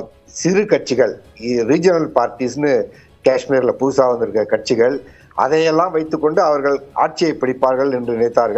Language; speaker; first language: Tamil; native; Tamil